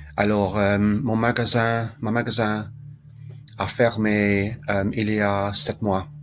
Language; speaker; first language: French; non-native, learner; English